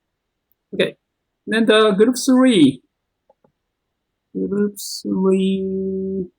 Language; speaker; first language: English; non-native, learner; Japanese